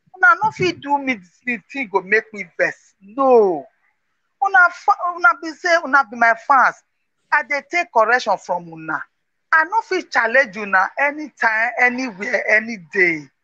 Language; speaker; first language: Nigerian Pidgin; non-native, local second language; Bini